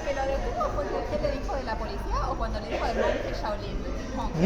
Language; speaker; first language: Spanish; native; Spanish